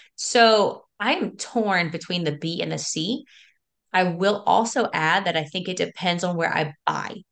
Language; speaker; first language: English; native; English